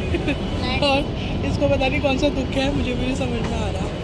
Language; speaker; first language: Hindi; native; Hindi